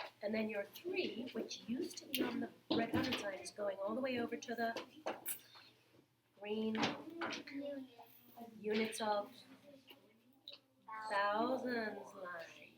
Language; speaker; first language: English; native; English